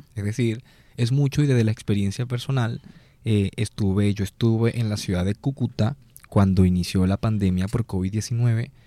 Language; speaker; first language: Spanish; native; Spanish